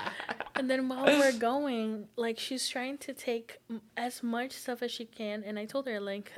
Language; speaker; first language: English; non-native, fluent; Portuguese